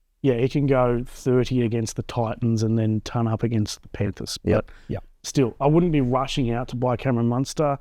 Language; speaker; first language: English; native; English